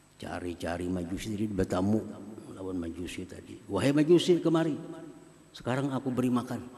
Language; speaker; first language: Indonesian; non-native, local second language; Banjar